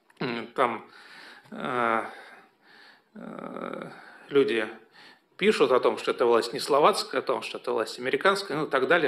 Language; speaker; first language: Russian; native; Russian